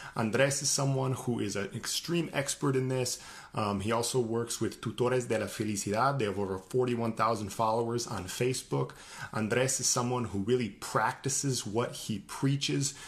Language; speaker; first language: English; native; English